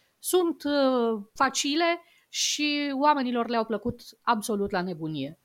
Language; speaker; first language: Romanian; native; Romanian